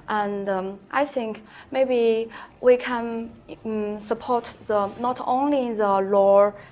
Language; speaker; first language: English; non-native, learner; Chinese